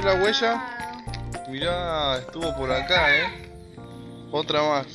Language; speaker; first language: Spanish; native; Spanish